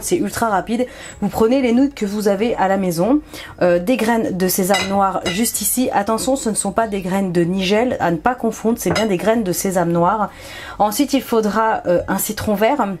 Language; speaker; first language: French; native; French